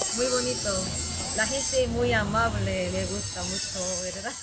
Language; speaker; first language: Spanish; non-native, learner; Korean